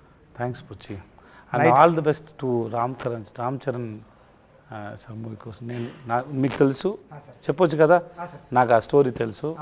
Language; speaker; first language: Telugu; non-native, learner; Tamil